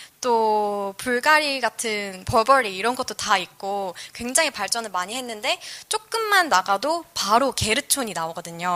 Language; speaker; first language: Korean; native; Korean